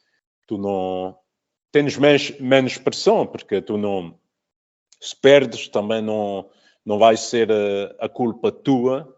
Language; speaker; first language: Portuguese; early bilingual, heritage; Portuguese